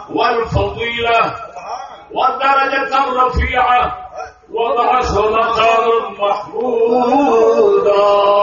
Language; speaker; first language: Urdu; non-native, local second language; Punjabi